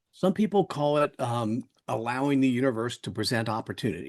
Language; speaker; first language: English; native; English